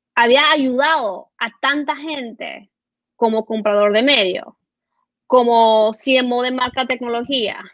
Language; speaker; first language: Spanish; early bilingual, heritage; Spanish